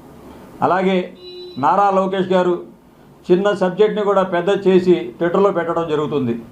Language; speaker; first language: Telugu; native; Telugu